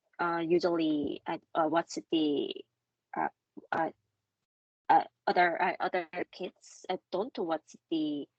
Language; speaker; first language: English; non-native, learner; Korean